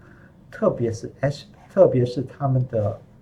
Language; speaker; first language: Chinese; non-native, fluent; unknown